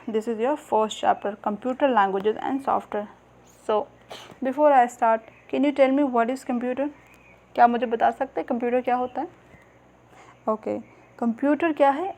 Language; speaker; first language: Hindi; native; Hindi